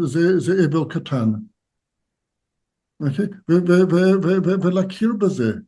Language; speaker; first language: Hebrew; non-native, fluent; English